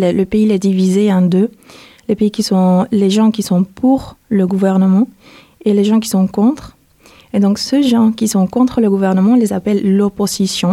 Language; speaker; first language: French; non-native, fluent; Spanish